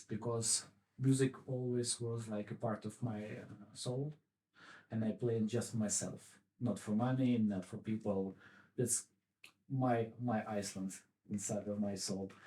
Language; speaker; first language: English; non-native, fluent; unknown